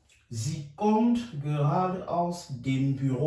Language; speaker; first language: German; non-native, fluent; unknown